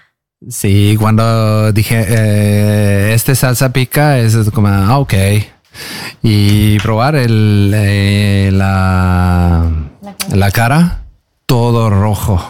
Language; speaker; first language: Spanish; non-native, learner; Norwegian